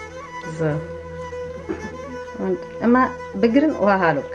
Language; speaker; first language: German; non-native, learner; Central Kurdish